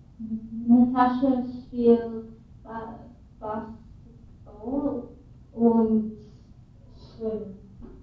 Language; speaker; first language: German; non-native, learner; English